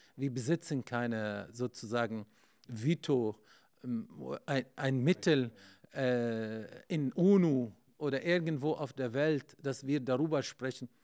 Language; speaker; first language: German; non-native, fluent; Arabic